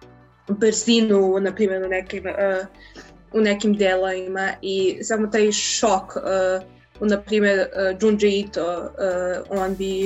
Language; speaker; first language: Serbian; early bilingual, heritage; English